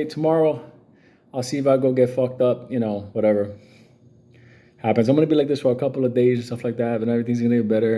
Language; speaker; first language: English; native; English